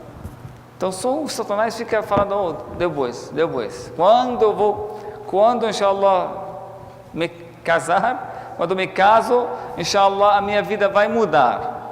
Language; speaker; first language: Portuguese; non-native, fluent; Arabic